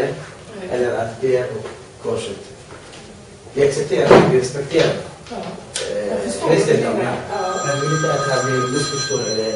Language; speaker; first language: Swedish; non-native, learner; Arabic